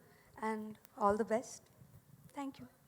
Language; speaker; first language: Telugu; non-native, learner; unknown